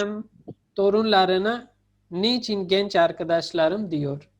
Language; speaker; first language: Turkish; non-native, fluent; Urdu